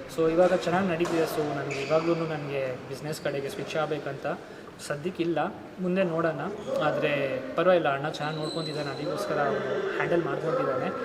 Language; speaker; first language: Kannada; non-native, local second language; Hindi